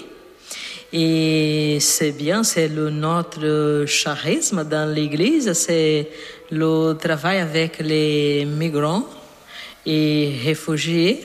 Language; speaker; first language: French; non-native, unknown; Portuguese